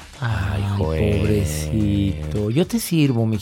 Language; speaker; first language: Spanish; native; Spanish